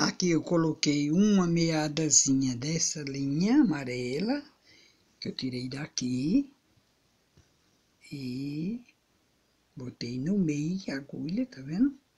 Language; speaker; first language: Portuguese; native; Portuguese